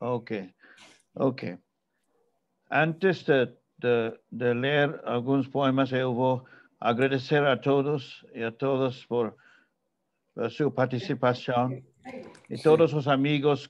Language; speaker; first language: Portuguese; non-native, fluent; English